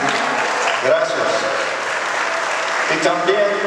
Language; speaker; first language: Spanish; non-native, learner; English